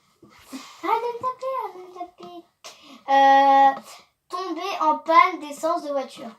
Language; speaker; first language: French; native; French